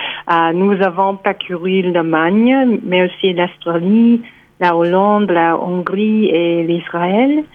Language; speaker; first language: French; non-native, fluent; English